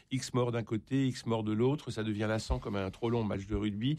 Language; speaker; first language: French; native; French